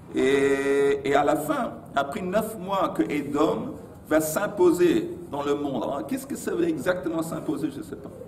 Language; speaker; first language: French; native; French